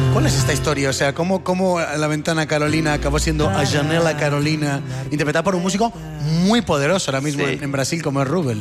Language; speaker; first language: Spanish; native; Spanish